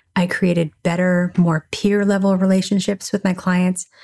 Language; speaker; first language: English; native; English